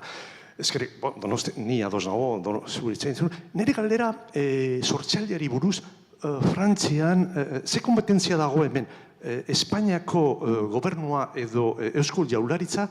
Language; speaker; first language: Basque; non-native, learner; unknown